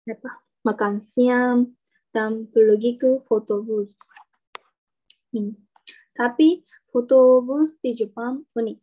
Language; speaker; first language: Indonesian; non-native, learner; Japanese